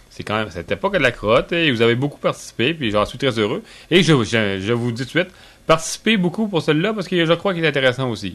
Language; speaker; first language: French; native; French